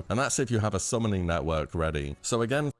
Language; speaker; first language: English; native; English